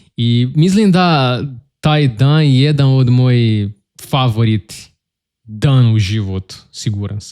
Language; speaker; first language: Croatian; non-native, learner; Portuguese